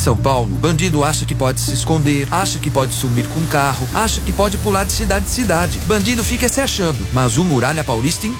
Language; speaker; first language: Portuguese; native; Portuguese